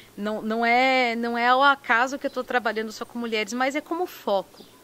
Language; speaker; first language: Portuguese; native; Portuguese